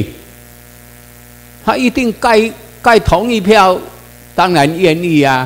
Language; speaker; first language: Chinese; non-native, local second language; Min Nan Chinese